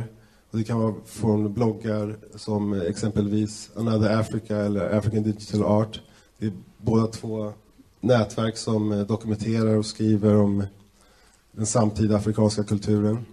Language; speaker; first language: Swedish; native; Swedish